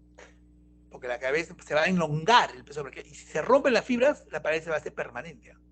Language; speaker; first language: Spanish; native; Spanish